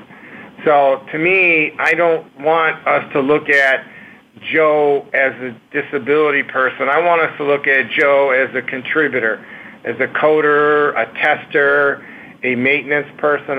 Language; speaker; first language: English; native; English